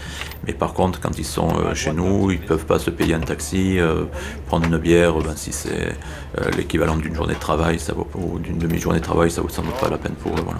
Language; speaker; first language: French; native; French